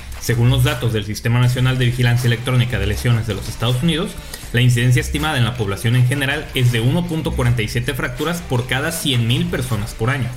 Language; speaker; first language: Spanish; native; Spanish